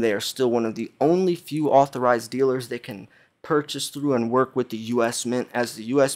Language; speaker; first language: English; native; English